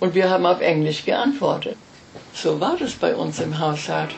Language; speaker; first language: German; early bilingual, heritage; German